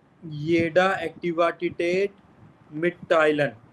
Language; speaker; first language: German; non-native, fluent; Hindi